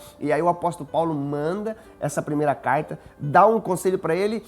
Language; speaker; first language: Portuguese; native; Portuguese